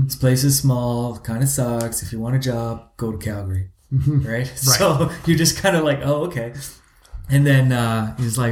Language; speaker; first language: English; native; English